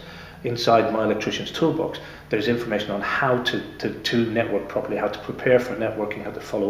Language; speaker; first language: English; native; English